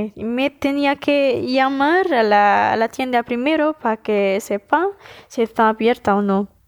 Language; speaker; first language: Spanish; non-native, fluent; Indonesian